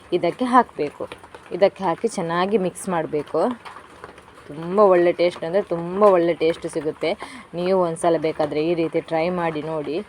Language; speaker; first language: Kannada; non-native, local second language; Tulu